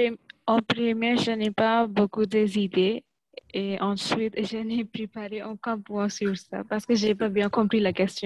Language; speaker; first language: French; non-native, learner; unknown